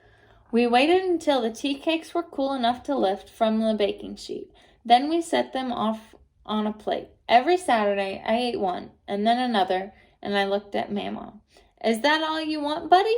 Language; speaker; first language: English; native; English